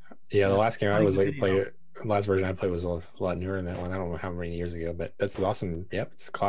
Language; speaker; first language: English; native; English